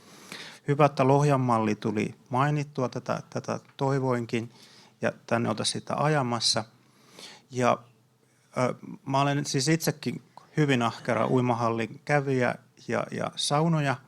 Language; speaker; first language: Finnish; native; Finnish